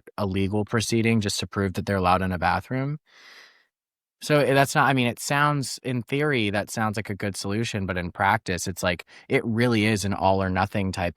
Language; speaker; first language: English; native; English